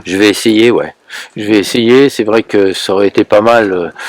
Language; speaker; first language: French; native; French